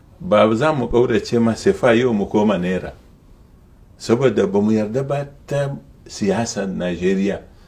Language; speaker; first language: Hausa; non-native, local second language; Arabic